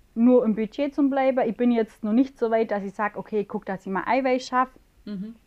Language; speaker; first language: German; native; German